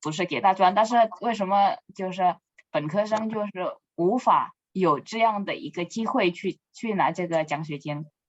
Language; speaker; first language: Chinese; non-native, fluent; Indonesian